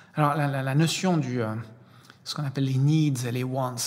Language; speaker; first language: French; native; French